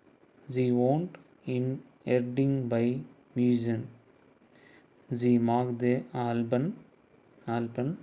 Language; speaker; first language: German; non-native, learner; Tamil